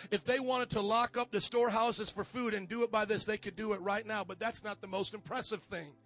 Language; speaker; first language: English; native; English